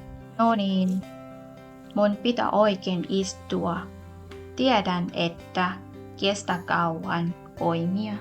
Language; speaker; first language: Finnish; non-native, learner; Thai